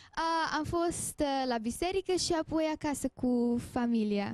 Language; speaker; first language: Romanian; early bilingual, heritage; Romanian